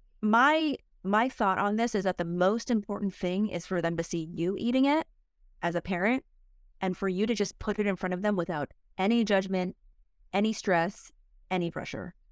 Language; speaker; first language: English; early bilingual, other home language; Korean